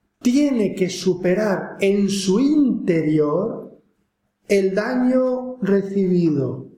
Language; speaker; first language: Spanish; native; Spanish